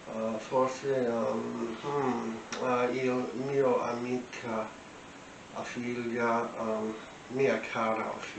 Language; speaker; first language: Italian; non-native, learner; English